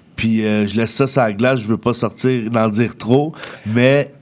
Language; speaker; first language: French; native; French